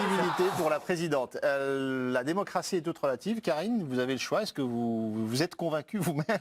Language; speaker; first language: French; native; French